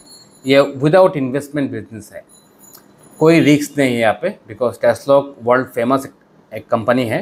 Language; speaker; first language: Hindi; non-native, fluent; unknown